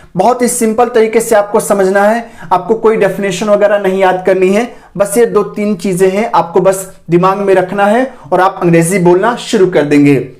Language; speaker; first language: Hindi; native; Hindi